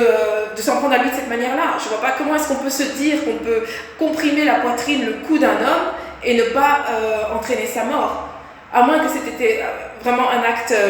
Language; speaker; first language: French; native; French